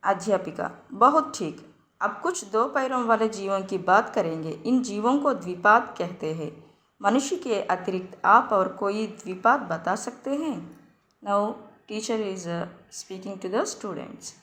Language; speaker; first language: Hindi; non-native, local second language; Telugu